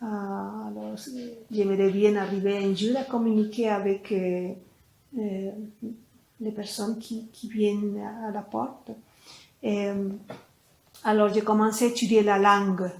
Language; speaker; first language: French; non-native, fluent; Spanish